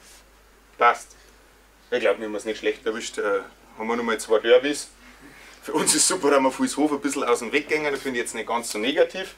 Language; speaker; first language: German; native; German